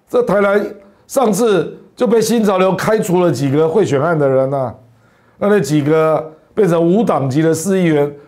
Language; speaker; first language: Chinese; native; Chinese